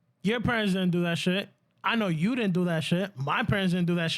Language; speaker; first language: English; early bilingual, other home language; Spanish